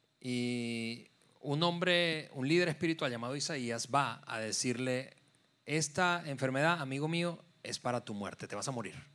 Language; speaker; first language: Spanish; native; Spanish